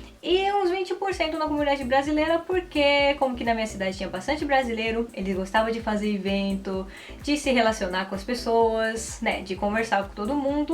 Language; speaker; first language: Portuguese; early bilingual, heritage; Portuguese